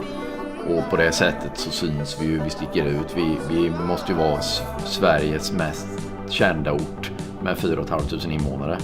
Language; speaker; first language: Swedish; native; Swedish